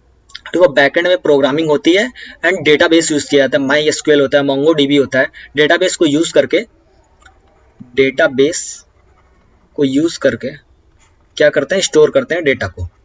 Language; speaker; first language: Hindi; native; Hindi